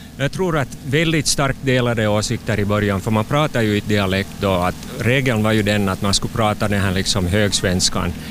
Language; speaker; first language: Swedish; native; Swedish